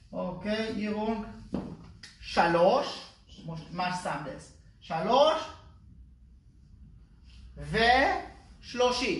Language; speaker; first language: Hungarian; non-native, learner; Hebrew